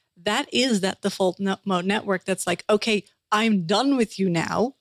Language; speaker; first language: English; non-native, fluent; Dutch